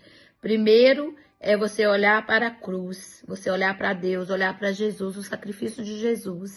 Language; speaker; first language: Portuguese; native; Portuguese